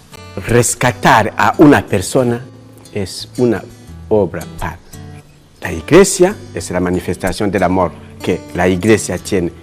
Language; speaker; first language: Spanish; non-native, local second language; Kinyarwanda